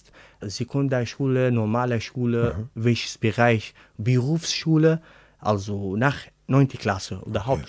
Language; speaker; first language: German; non-native, learner; Arabic